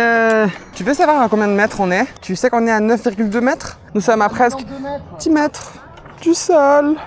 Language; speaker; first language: French; native; French